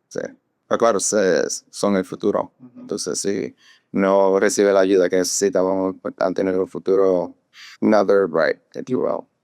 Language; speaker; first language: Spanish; non-native, fluent; English